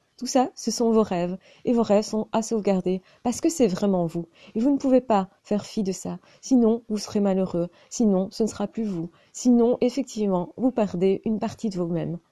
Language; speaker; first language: French; native; French